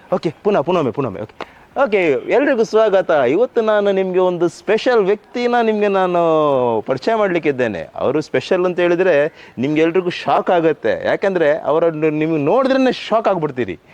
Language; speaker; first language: Kannada; non-native, local second language; Tulu